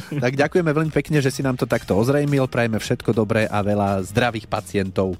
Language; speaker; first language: Slovak; native; Slovak